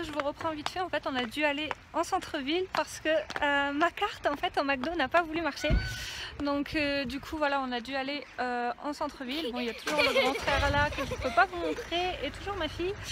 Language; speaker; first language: French; native; French